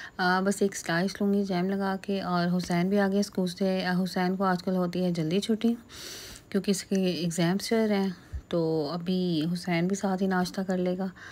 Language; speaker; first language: Urdu; native; Urdu